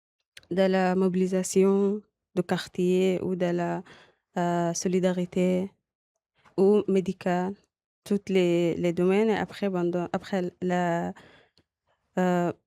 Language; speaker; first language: French; non-native, learner; Arabic